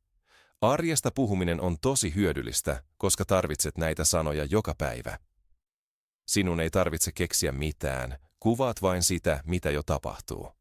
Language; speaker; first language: Finnish; non-native, fluent; Spanish